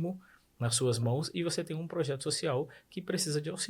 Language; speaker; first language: Portuguese; native; Portuguese